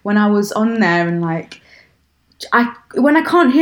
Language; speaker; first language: English; native; English